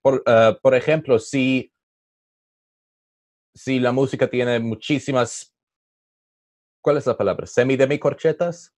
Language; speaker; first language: Spanish; non-native, learner; English